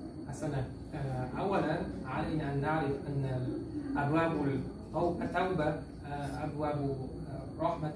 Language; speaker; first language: Arabic; non-native, learner; Uzbek